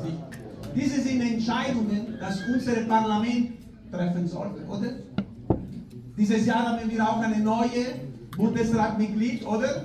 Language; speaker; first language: German; non-native, fluent; Spanish